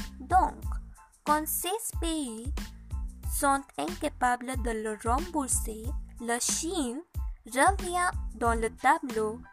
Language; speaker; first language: French; non-native, learner; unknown